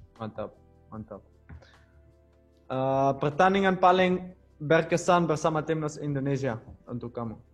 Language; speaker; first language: Indonesian; non-native, learner; Dutch